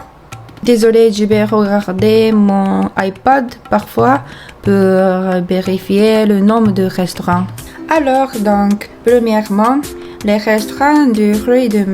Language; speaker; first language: French; non-native, fluent; Japanese